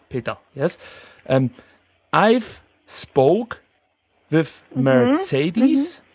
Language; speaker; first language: English; non-native, learner; German